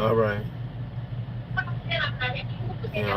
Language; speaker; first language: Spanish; non-native, learner; English